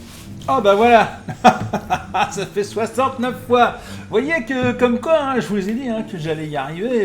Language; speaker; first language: French; native; French